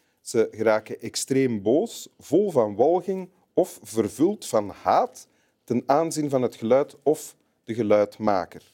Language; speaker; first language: Dutch; native; Dutch